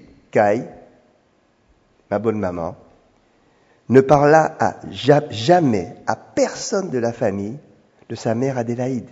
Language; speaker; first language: French; native; French